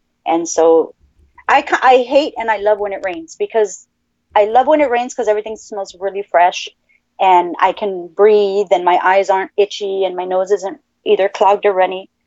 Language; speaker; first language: English; native; English